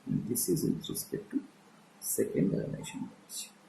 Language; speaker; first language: English; non-native, local second language; Bangla